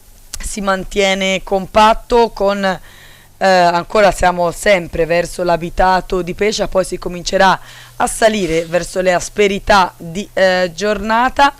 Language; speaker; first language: Italian; native; Italian